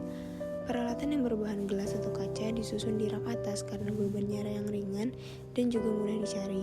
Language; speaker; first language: Malay; native; Malay